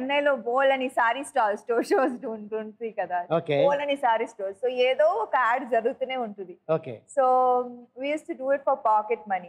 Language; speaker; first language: Telugu; non-native, local second language; Tamil